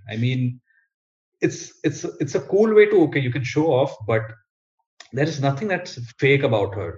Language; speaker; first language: English; non-native, local second language; Kannada